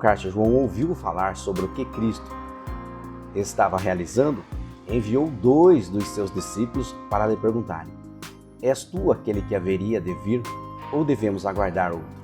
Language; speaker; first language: Portuguese; native; Portuguese